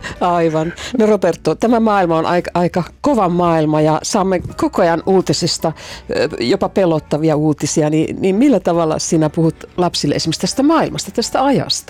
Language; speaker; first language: Finnish; native; Finnish